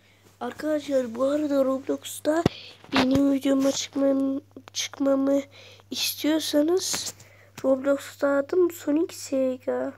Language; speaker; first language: Turkish; native; Turkish